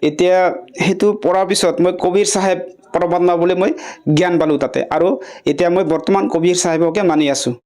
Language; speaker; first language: Assamese; non-native, local second language; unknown